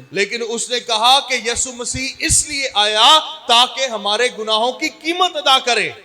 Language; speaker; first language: Urdu; native; Urdu